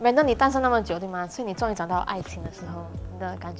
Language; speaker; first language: Chinese; native; Chinese